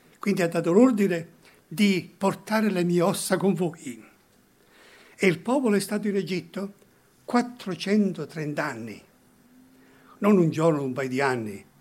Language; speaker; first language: Italian; early bilingual, heritage; Italian